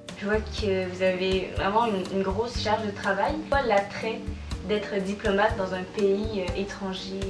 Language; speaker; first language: French; native; French